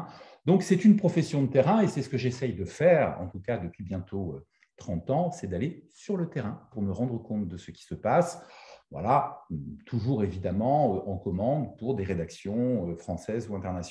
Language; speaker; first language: French; native; French